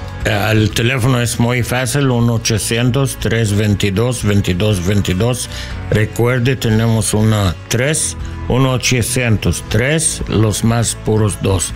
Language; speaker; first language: Spanish; non-native, learner; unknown